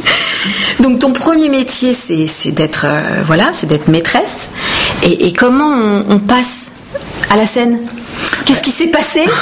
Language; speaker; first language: French; native; French